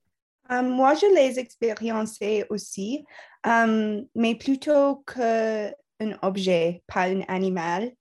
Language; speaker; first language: French; non-native, learner; English